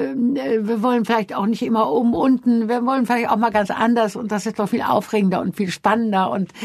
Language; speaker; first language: German; native; German